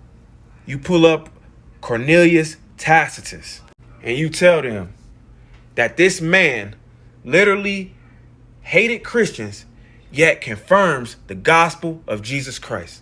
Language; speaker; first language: English; native; English